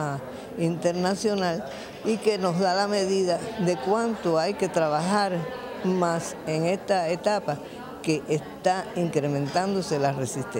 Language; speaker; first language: Spanish; native; Spanish